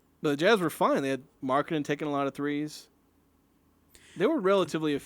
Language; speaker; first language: English; native; English